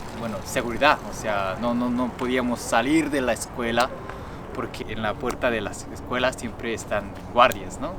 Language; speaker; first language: Spanish; non-native, fluent; Japanese